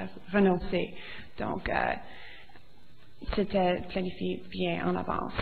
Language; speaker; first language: French; non-native, local second language; English